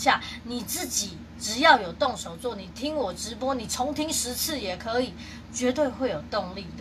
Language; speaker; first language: Chinese; native; Chinese